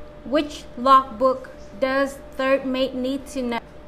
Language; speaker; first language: English; non-native, fluent; Vietnamese